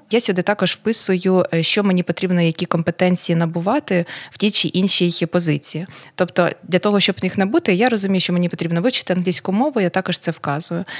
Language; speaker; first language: Ukrainian; non-native, local second language; Russian